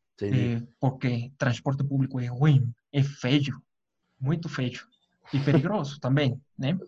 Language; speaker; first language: Portuguese; non-native, fluent; Spanish